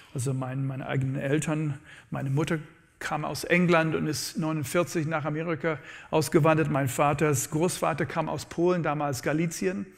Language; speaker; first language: German; non-native, fluent; English